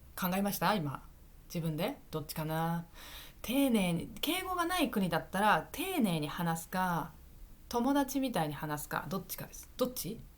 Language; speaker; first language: Japanese; native; Japanese